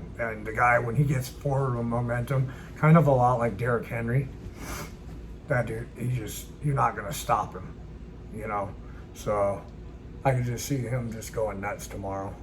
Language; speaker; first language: English; native; English